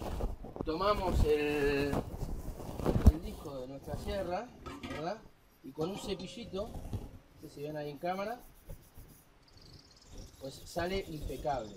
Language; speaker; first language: Spanish; native; Spanish